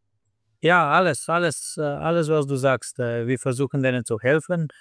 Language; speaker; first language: German; non-native, fluent; Slovenian